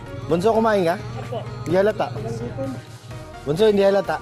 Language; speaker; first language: Filipino; non-native, local second language; Cebuano